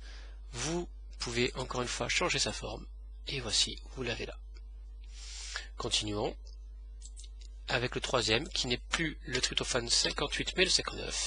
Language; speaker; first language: French; native; French